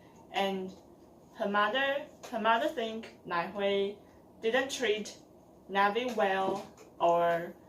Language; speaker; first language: English; non-native, learner; Chinese